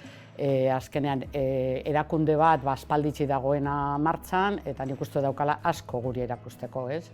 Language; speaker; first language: Basque; native; Basque